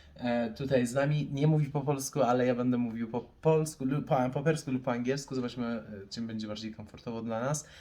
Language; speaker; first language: Polish; non-native, fluent; Persian